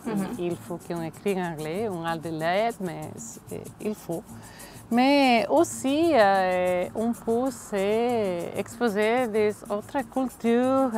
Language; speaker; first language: French; non-native, fluent; Catalan